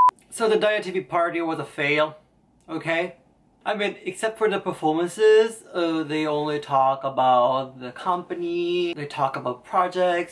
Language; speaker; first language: English; non-native, fluent; Italian